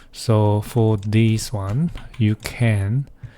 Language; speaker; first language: English; non-native, fluent; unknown